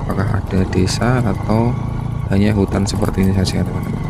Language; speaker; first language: Indonesian; native; Indonesian